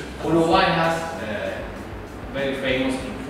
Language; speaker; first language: English; non-native, learner; Spanish